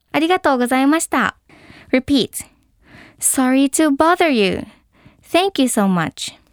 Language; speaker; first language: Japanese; early bilingual, heritage; English